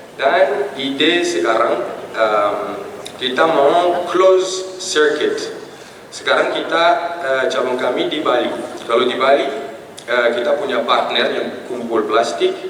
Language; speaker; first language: Indonesian; non-native, fluent; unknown